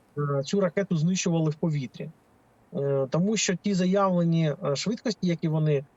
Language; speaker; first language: Ukrainian; native; Ukrainian